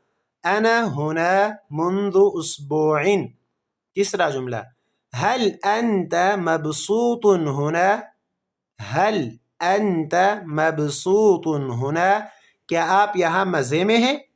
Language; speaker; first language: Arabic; non-native, fluent; Urdu